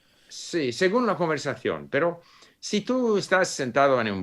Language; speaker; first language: Spanish; non-native, fluent; English